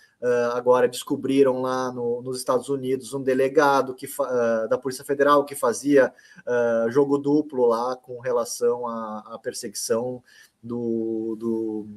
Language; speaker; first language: Portuguese; native; Portuguese